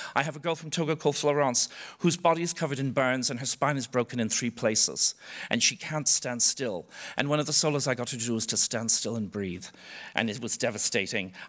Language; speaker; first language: English; native; English